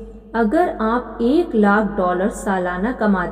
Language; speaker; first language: Hindi; native; Hindi